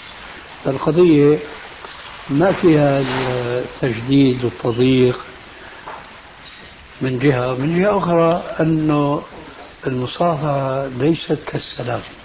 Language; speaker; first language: Arabic; native; Arabic